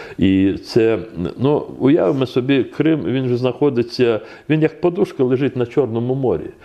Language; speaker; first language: Ukrainian; non-native, local second language; Crimean Tatar